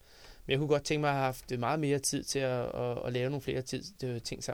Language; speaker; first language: Danish; native; Danish